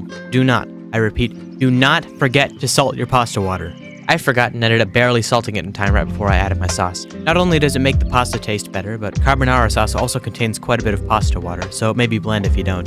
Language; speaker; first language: English; native; English